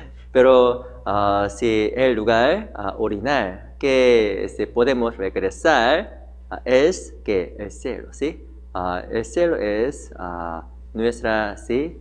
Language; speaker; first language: Spanish; non-native, learner; Korean